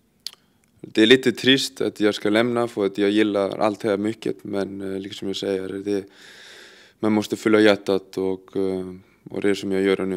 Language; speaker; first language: Swedish; non-native, fluent; Icelandic